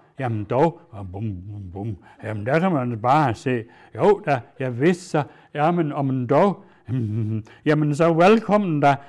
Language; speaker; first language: Danish; native; Danish